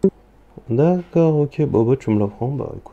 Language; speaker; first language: French; native; French